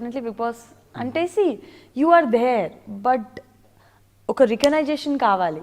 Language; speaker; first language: Telugu; non-native, learner; Gujarati